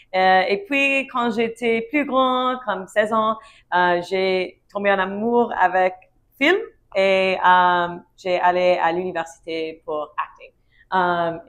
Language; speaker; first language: French; non-native, learner; English